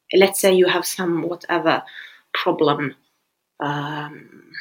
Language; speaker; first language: English; non-native, fluent; Finnish